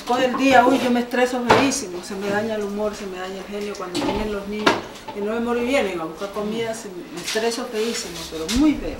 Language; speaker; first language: Spanish; native; Spanish